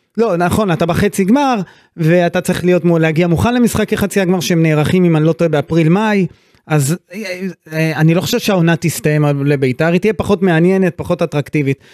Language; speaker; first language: Hebrew; native; Hebrew